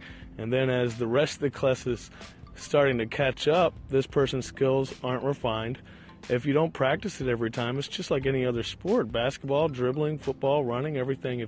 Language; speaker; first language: English; native; English